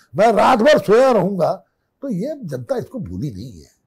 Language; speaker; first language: Hindi; native; Hindi